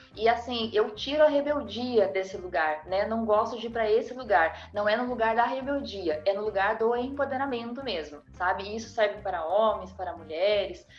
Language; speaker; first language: Portuguese; native; Portuguese